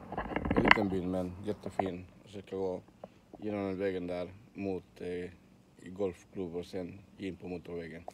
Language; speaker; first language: Swedish; non-native, learner; Spanish